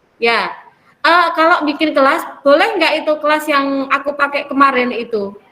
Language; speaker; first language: Indonesian; native; Indonesian